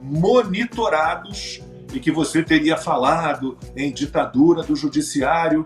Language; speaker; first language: Portuguese; native; Portuguese